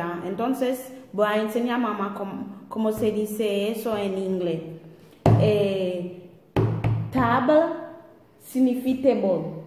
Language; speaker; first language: Spanish; non-native, learner; Haitian Creole